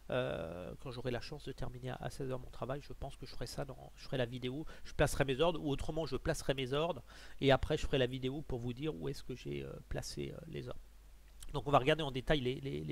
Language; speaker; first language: French; native; French